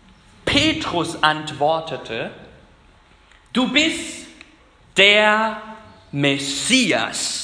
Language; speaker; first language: German; non-native, fluent; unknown